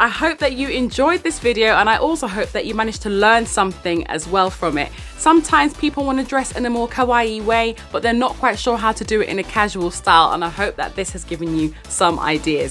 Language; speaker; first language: English; native; English